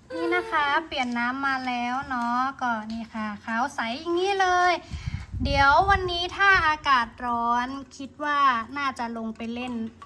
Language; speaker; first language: Thai; native; Thai